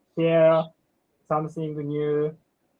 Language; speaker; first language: English; non-native, learner; Japanese